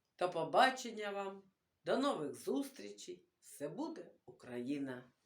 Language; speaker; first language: Ukrainian; non-native, local second language; Russian